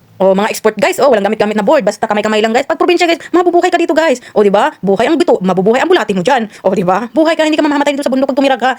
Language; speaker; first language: Filipino; non-native, local second language; Cebuano